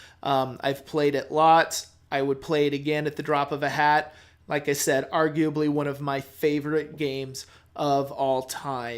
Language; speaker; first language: English; native; English